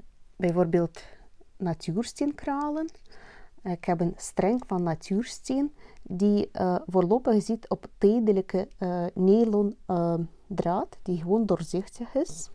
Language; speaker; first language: Dutch; non-native, learner; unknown